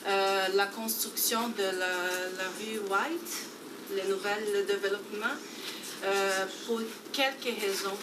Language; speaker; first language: French; non-native, fluent; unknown